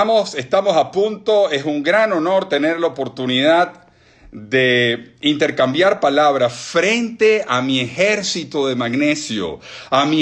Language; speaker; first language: Spanish; native; Spanish